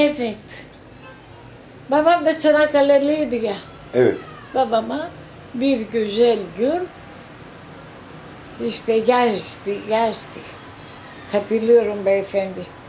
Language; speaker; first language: Turkish; non-native, local second language; Greek